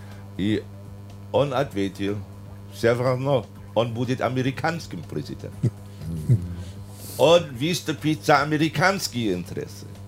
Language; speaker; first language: Russian; non-native, fluent; German